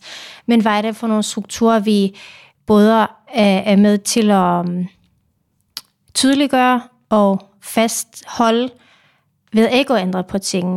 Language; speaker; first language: Danish; non-native, fluent; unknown